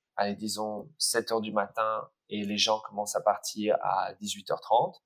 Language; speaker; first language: French; early bilingual, other home language; English